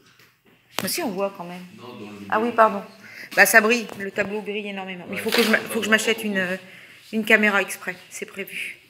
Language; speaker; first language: French; native; French